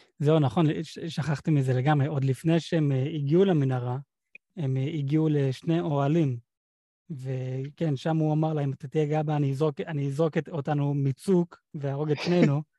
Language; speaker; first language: Hebrew; native; Hebrew